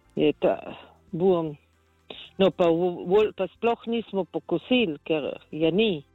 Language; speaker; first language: Slovenian; native; Slovenian